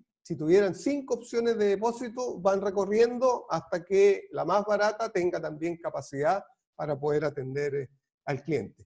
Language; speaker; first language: Spanish; native; Spanish